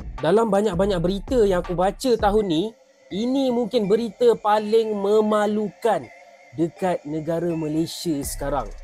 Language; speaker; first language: Malay; native; Malay